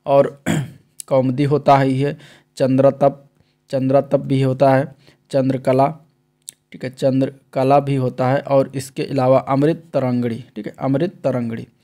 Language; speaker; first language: Hindi; native; Hindi